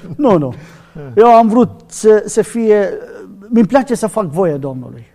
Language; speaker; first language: Romanian; non-native, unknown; Arabic